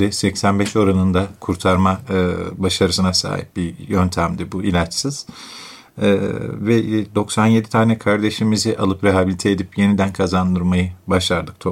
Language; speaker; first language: Turkish; native; Turkish